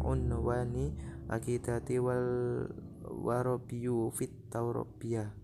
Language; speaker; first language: Arabic; non-native, learner; Indonesian